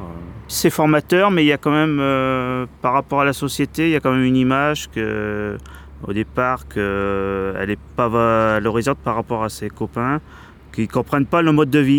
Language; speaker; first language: French; native; French